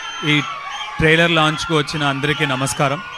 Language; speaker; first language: Telugu; non-native, learner; Tamil